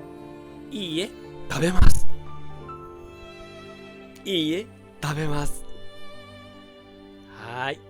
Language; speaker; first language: Japanese; non-native, fluent; Portuguese